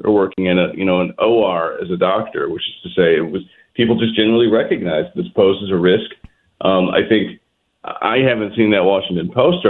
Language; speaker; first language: English; native; English